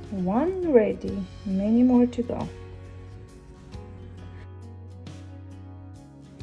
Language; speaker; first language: English; non-native, fluent; Russian